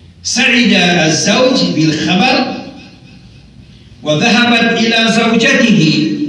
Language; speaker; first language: Arabic; non-native, fluent; Morisyen